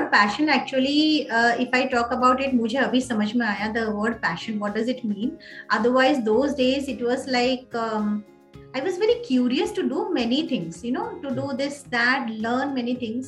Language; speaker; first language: English; non-native, local second language; Odia